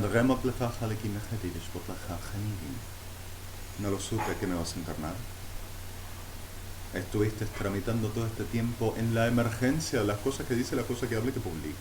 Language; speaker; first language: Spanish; native; Spanish